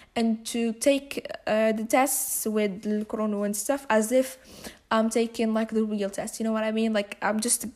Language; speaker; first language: English; non-native, fluent; Arabic